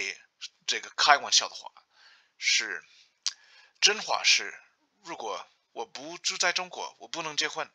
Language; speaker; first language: Chinese; non-native, learner; English